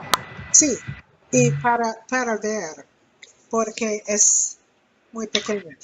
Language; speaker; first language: Spanish; non-native, learner; English